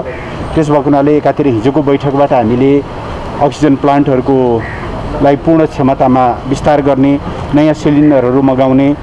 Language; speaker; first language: Nepali; native; Nepali